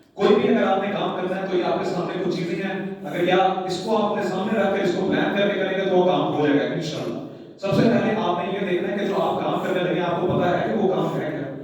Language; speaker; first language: Urdu; non-native, local second language; Punjabi